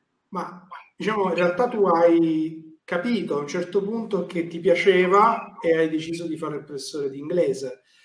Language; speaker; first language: Italian; native; Italian